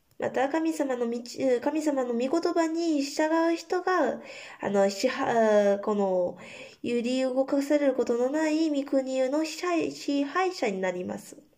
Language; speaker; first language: Japanese; non-native, fluent; Korean